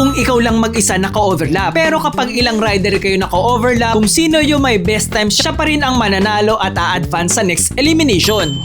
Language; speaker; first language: Filipino; native; Filipino